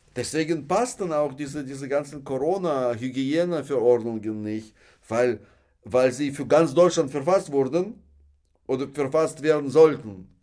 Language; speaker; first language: German; non-native, fluent; Russian